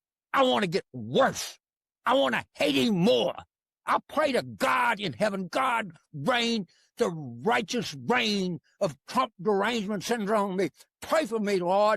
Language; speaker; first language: English; native; English